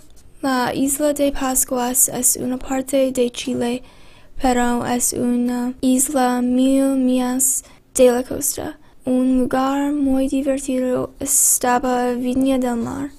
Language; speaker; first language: Spanish; non-native, learner; English